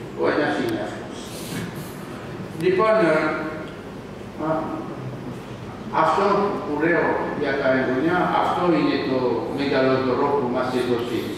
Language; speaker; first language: Greek; non-native, learner; French